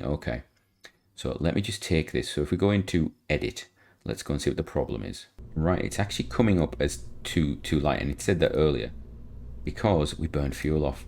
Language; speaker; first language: English; native; English